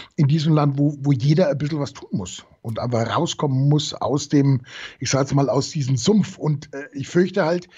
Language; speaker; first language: German; native; German